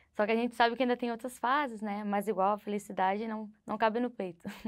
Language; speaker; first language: Portuguese; native; Portuguese